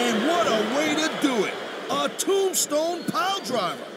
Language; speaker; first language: English; native; English